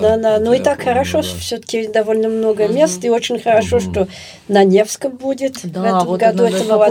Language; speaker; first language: Russian; early bilingual, heritage; Russian